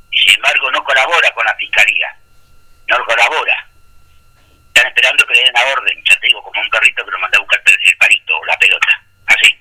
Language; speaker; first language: Spanish; native; Spanish